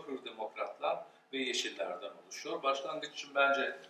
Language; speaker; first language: Turkish; early bilingual, heritage; Turkish